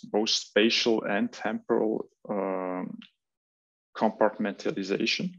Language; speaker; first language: English; non-native, fluent; French